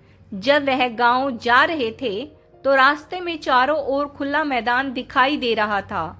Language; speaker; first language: Hindi; native; Hindi